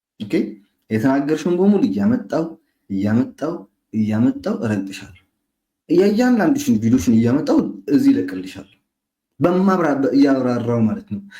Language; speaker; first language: Amharic; non-native, local second language; Tigrinya